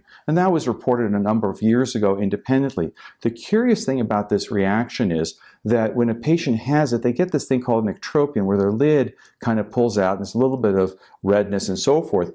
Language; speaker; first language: English; native; English